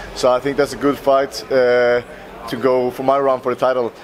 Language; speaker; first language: English; non-native, fluent; Swedish